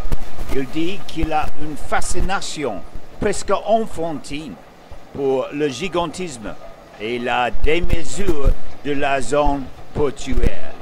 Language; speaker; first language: French; non-native, fluent; English